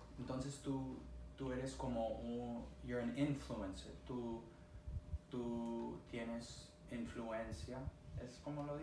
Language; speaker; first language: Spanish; early bilingual, other home language; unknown